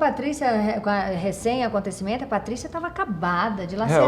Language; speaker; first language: Portuguese; native; Portuguese